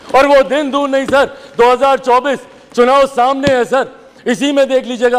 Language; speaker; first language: Hindi; native; Hindi